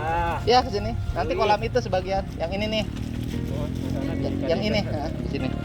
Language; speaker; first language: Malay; non-native, local second language; Sundanese